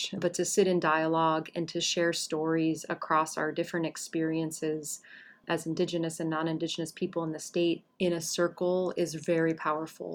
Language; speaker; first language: English; native; English